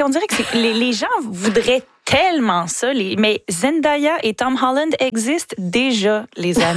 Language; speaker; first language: French; native; French